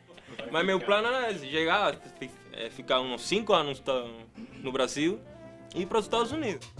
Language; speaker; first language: Portuguese; non-native, fluent; Spanish